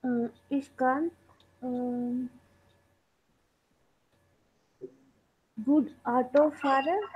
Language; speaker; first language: German; non-native, learner; Telugu